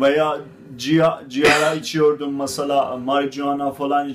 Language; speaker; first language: Turkish; non-native, learner; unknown